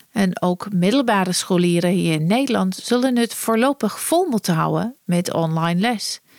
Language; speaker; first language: Dutch; non-native, fluent; English